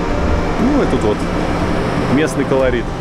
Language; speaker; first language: Russian; native; Russian